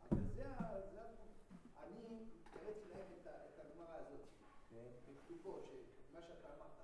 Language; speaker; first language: Hebrew; non-native, fluent; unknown